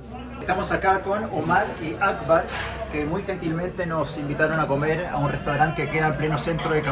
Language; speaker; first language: Spanish; native; Spanish